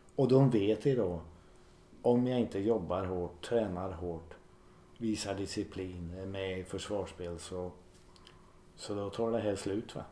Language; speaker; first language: Swedish; native; Swedish